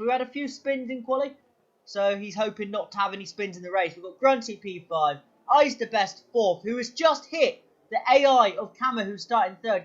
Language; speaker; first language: English; native; English